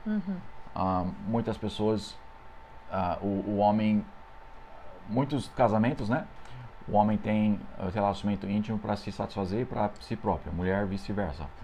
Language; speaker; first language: Portuguese; non-native, fluent; English